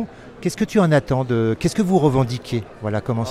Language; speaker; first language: French; native; French